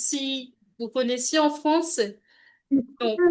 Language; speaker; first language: French; non-native, learner; Punjabi